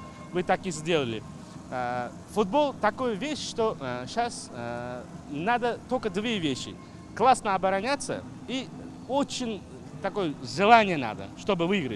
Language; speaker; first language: Russian; non-native, fluent; Uzbek